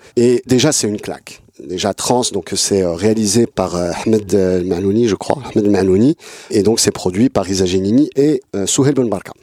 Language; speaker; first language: French; native; French